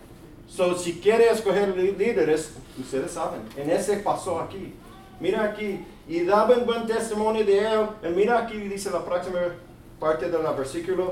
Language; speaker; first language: Spanish; early bilingual, heritage; English